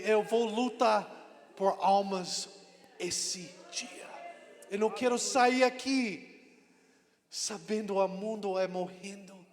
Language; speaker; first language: Portuguese; non-native, learner; English